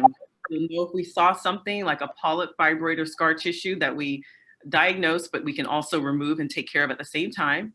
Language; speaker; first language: English; native; English